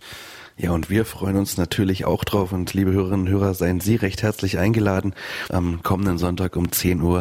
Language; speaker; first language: German; native; German